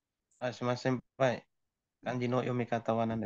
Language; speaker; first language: Japanese; non-native, learner; Indonesian